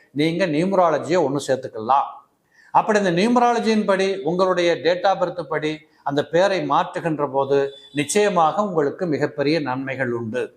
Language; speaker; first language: Tamil; native; Tamil